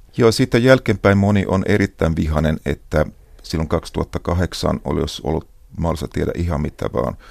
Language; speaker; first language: Finnish; non-native, local second language; Swedish